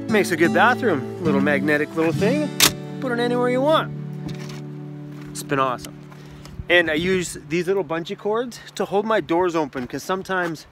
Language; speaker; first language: English; native; English